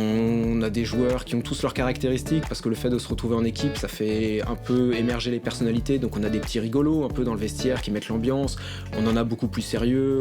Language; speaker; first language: French; native; French